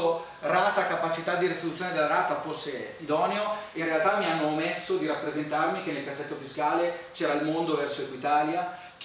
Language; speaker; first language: Italian; native; Italian